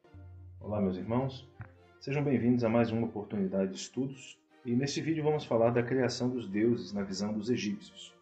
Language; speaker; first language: Portuguese; native; Portuguese